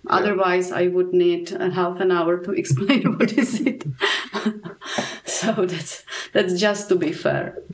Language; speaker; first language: English; non-native, fluent; Czech